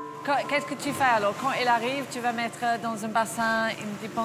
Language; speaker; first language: French; non-native, fluent; English